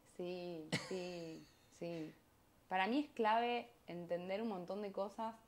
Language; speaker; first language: Spanish; native; Spanish